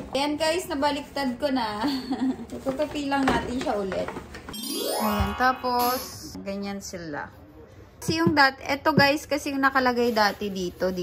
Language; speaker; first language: Filipino; native; Filipino